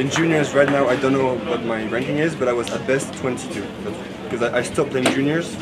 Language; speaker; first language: English; non-native, fluent; French